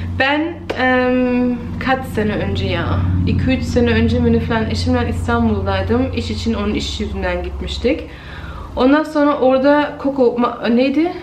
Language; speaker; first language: Turkish; early bilingual, heritage; Turkish